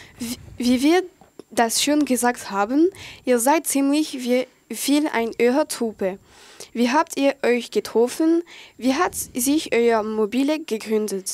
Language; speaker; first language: German; non-native, local second language; French